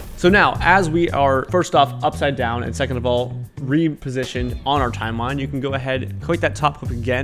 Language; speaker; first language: English; native; English